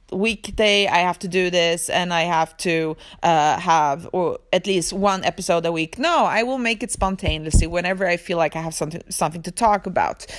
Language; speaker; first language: English; early bilingual, other home language; Swedish